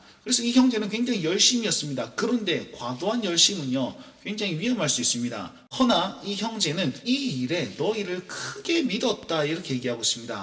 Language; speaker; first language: Korean; native; Korean